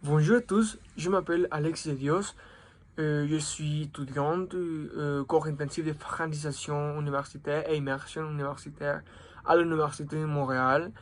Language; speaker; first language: French; non-native, learner; Spanish